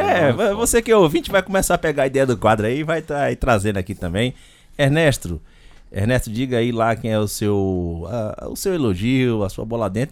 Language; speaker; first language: Portuguese; native; Portuguese